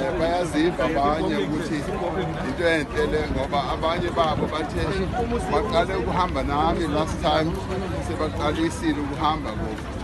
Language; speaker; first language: Zulu; non-native, local second language; Venda